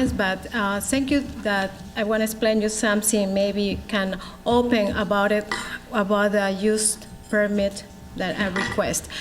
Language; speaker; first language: English; non-native, learner; Spanish